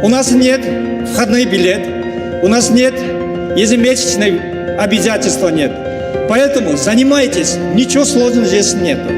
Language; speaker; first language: Russian; non-native, learner; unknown